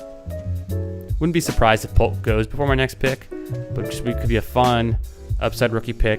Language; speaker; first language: English; native; English